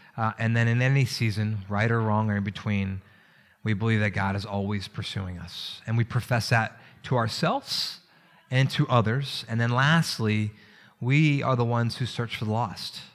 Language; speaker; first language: English; native; English